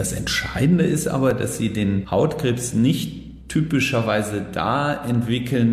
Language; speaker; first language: German; native; German